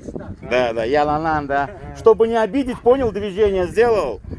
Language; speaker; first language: Russian; native; Russian